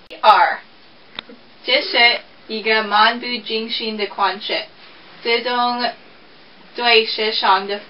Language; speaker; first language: Chinese; non-native, learner; English